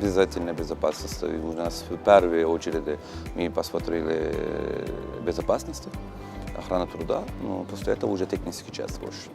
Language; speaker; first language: Russian; non-native, learner; Turkish